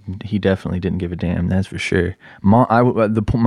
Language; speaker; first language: English; native; English